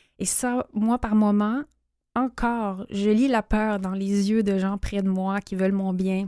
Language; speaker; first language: French; native; French